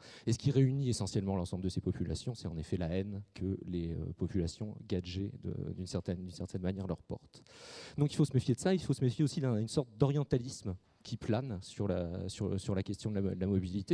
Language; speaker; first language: French; native; French